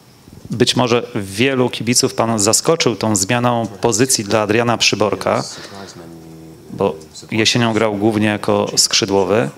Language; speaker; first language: Polish; native; Polish